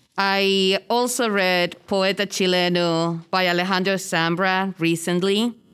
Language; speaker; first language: English; non-native, fluent; Spanish